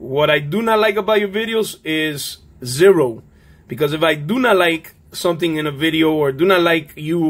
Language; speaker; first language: English; native; English